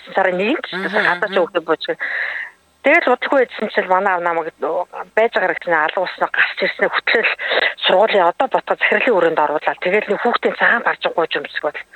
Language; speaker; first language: Mongolian; native; Mongolian